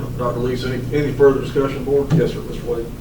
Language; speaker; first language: English; native; English